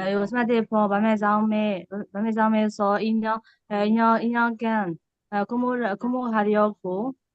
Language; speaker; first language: Korean; non-native, learner; Burmese